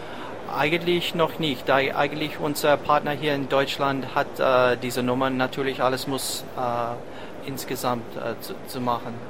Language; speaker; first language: German; non-native, fluent; English